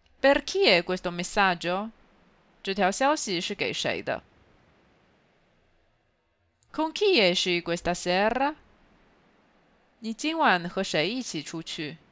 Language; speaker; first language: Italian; non-native, fluent; Chinese